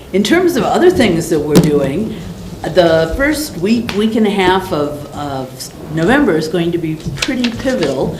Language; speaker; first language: English; native; English